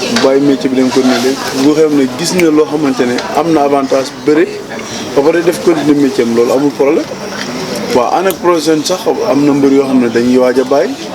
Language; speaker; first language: Wolof; native; Wolof